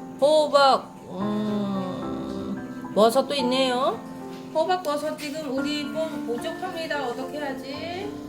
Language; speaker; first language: Korean; non-native, learner; Vietnamese